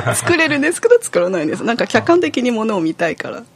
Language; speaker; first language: Japanese; non-native, fluent; Chinese